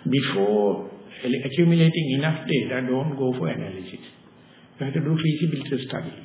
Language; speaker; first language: English; non-native, local second language; Sinhala